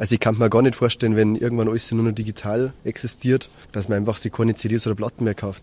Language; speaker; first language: German; native; German